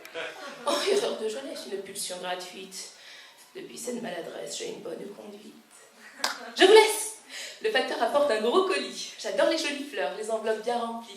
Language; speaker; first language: French; native; French